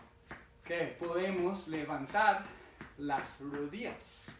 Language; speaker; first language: Spanish; non-native, fluent; English